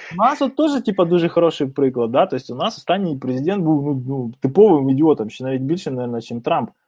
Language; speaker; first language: Ukrainian; native; Ukrainian